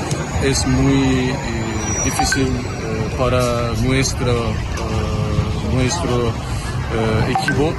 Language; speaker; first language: Spanish; non-native, learner; Turkish